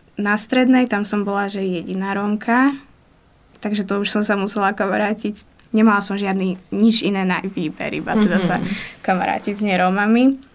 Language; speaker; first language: Slovak; native; Slovak